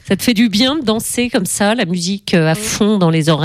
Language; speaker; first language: French; native; French